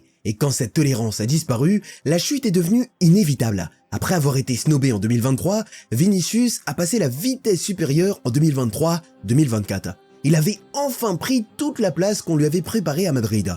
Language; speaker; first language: French; native; French